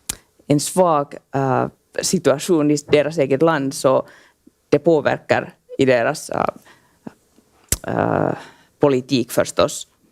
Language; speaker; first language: Swedish; non-native, local second language; Finnish